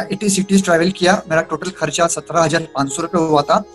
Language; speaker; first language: Hindi; non-native, local second language; Marathi